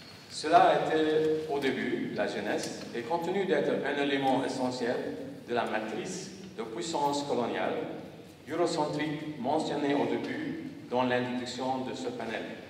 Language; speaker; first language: French; non-native, local second language; Arabic